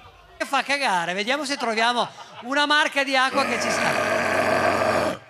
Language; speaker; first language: Italian; native; Italian